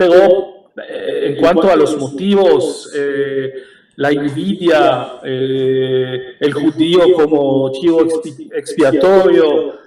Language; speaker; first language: Spanish; non-native, fluent; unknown